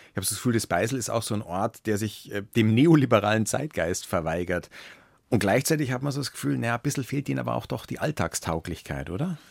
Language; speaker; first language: German; native; German